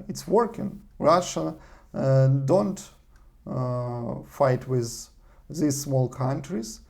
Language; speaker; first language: English; non-native, learner; Russian